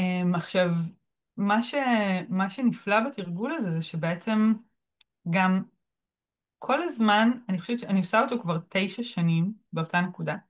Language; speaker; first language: Hebrew; native; Hebrew